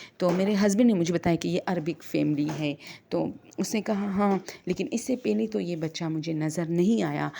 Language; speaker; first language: Urdu; non-native, local second language; Pashto